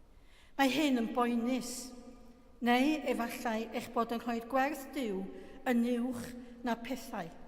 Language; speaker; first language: Welsh; native; Welsh